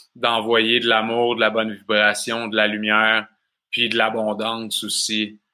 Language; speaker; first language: French; native; French